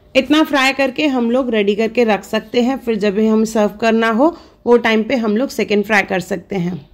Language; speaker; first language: Hindi; non-native, local second language; Sindhi